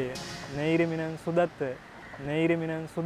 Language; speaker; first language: Korean; non-native, learner; Sinhala